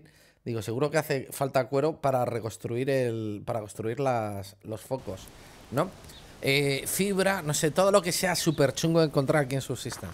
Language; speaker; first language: Spanish; native; Spanish